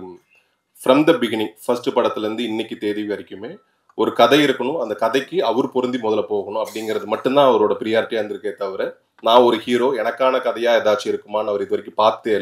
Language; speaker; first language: Tamil; native; Tamil